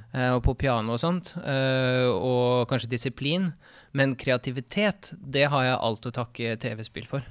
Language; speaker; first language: Norwegian; early bilingual, other home language; Russian